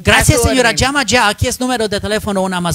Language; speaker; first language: Spanish; non-native, learner; English